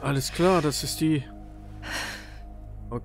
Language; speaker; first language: German; native; German